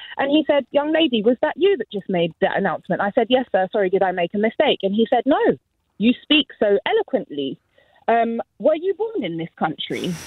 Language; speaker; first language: English; native; English